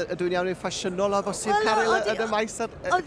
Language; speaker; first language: Welsh; native; Welsh